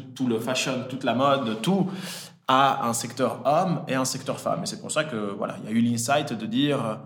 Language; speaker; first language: French; early bilingual, other home language; Italian